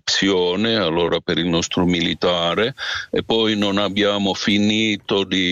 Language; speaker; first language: Italian; non-native, fluent; Finnish